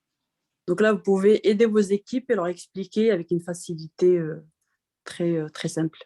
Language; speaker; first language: French; non-native, local second language; Arabic